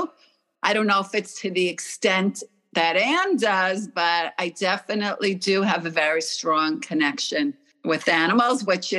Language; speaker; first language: English; native; English